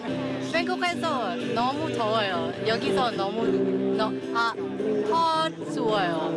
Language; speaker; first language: Korean; non-native, learner; Thai